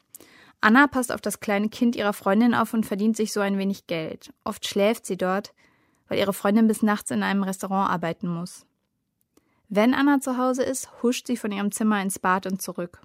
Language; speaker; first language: German; native; German